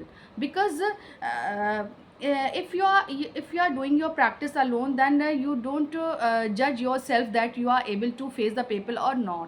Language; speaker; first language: English; non-native, local second language; Hindi